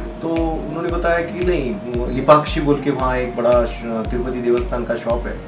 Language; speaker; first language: Hindi; non-native, local second language; Marathi